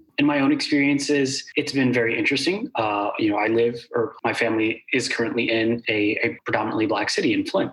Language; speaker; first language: English; early bilingual, other home language; Arabic